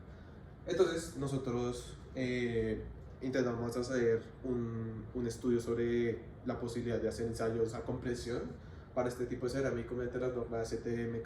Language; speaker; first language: Spanish; native; Spanish